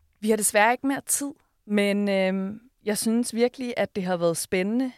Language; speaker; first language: Danish; early bilingual, other home language; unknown